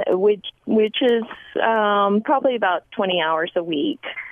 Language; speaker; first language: English; early bilingual, other home language; Spanish